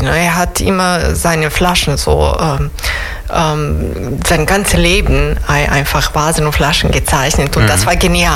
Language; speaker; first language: German; non-native, fluent; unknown